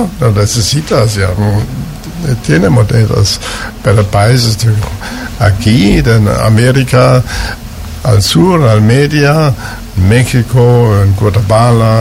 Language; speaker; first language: Spanish; non-native, learner; German